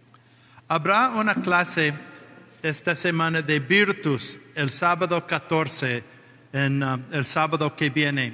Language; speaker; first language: Spanish; non-native, fluent; English